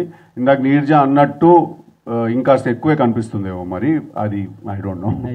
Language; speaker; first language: Telugu; native; Telugu